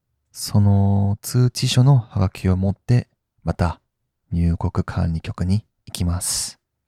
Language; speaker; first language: Japanese; non-native, fluent; Korean